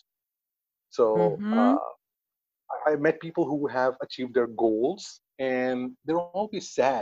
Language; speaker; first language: English; non-native, local second language; Hindi